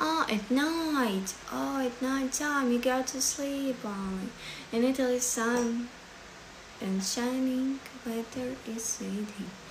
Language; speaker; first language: English; non-native, learner; Ukrainian